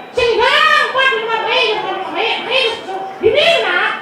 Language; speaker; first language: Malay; non-native, local second language; Balinese